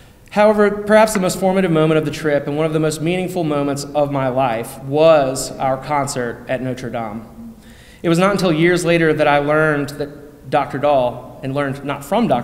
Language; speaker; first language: English; native; English